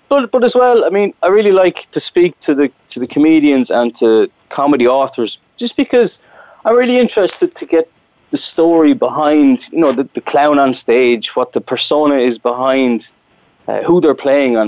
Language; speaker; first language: English; native; English